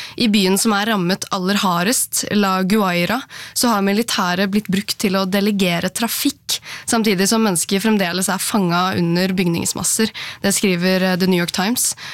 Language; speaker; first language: Norwegian; native; Norwegian